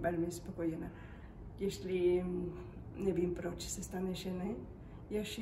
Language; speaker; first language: Czech; non-native, learner; Spanish